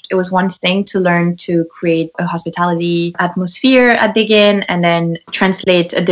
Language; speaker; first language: English; non-native, fluent; French